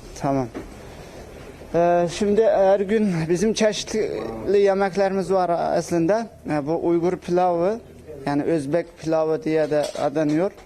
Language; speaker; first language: Turkish; non-native, local second language; Uyghur